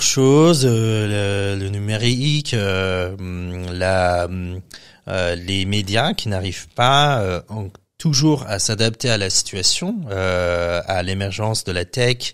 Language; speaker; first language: French; non-native, fluent; Persian